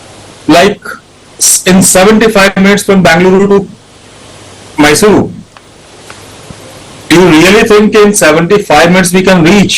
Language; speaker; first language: English; non-native, local second language; Hindi